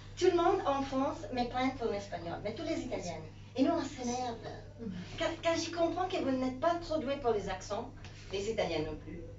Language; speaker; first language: French; non-native, fluent; Italian